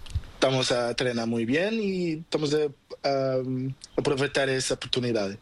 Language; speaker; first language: Spanish; non-native, learner; Portuguese